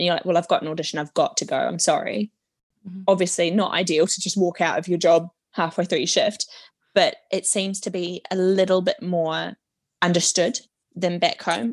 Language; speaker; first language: English; native; English